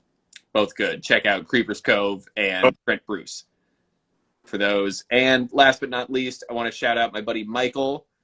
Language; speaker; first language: English; native; English